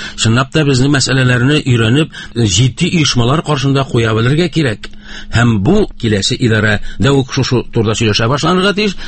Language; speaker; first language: Tatar; native; Tatar